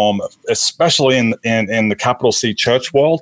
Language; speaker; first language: English; native; English